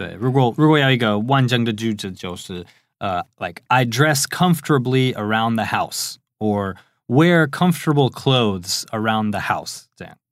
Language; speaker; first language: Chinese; non-native, fluent; English